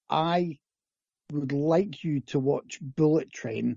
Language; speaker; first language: English; native; English